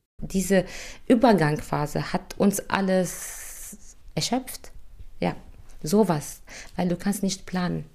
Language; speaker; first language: German; non-native, fluent; Arabic